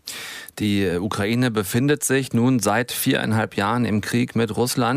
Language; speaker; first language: German; native; German